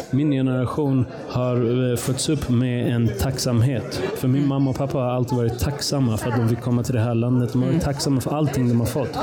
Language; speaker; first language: Swedish; early bilingual, other home language; Persian